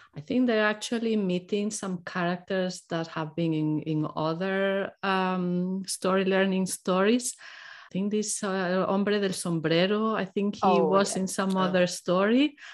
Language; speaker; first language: English; non-native, fluent; Spanish